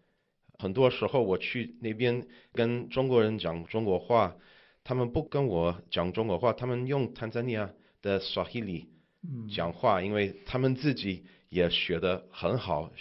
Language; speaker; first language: Chinese; non-native, learner; English